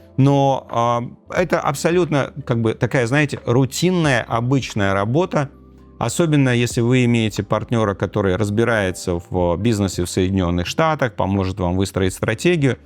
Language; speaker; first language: Russian; native; Russian